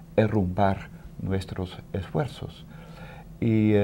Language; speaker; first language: Spanish; non-native, fluent; Dutch